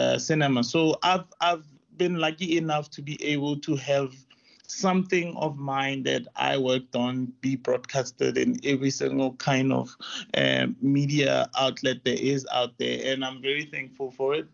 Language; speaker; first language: English; non-native, local second language; Tswana